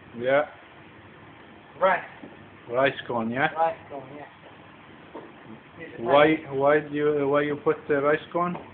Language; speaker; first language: English; non-native, learner; Turkish